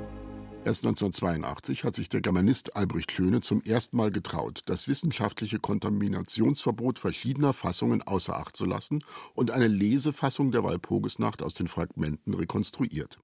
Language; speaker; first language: German; native; German